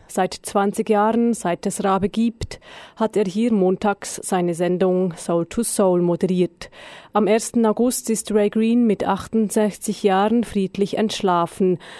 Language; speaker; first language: German; native; German